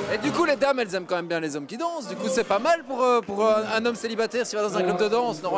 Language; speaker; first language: French; native; French